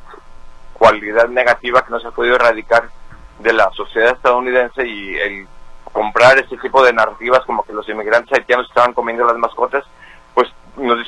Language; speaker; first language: Spanish; native; Spanish